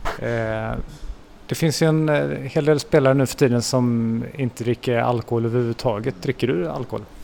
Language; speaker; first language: Swedish; native; Swedish